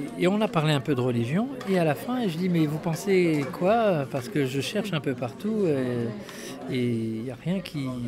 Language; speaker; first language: French; early bilingual, other home language; Arabic